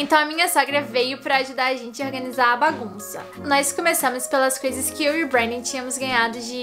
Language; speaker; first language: Portuguese; native; Portuguese